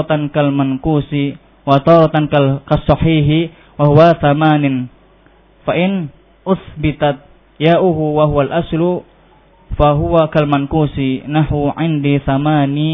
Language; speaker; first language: Arabic; non-native, fluent; Indonesian